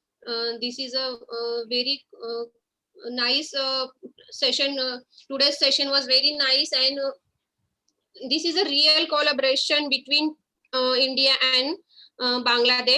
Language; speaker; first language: English; non-native, fluent; Marathi